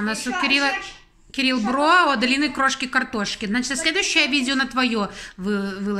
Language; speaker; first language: Russian; native; Russian